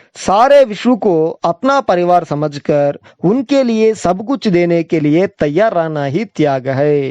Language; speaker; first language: Hindi; non-native, local second language; Telugu